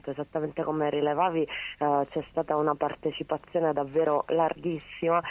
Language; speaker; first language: Italian; native; Italian